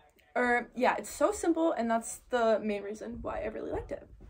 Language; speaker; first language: English; native; English